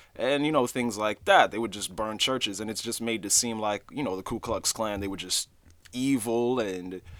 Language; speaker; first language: English; native; English